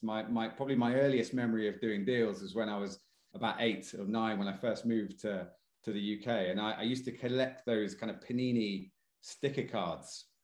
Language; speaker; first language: English; native; English